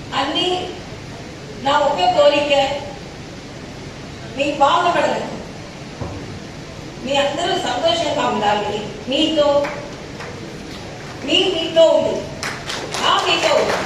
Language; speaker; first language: Telugu; non-native, learner; Tamil